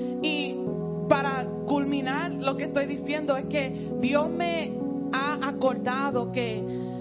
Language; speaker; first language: Spanish; early bilingual, heritage; Spanish